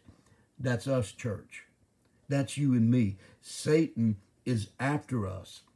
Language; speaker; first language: English; native; English